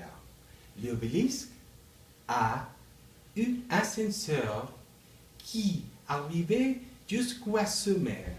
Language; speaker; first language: French; non-native, learner; Spanish